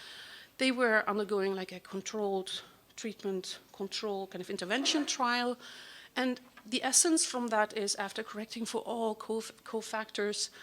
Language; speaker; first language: English; non-native, fluent; German